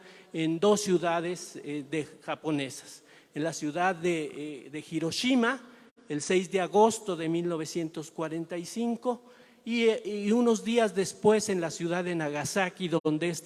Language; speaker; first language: Spanish; native; Spanish